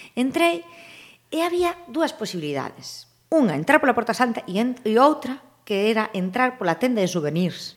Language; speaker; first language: Galician; native; Galician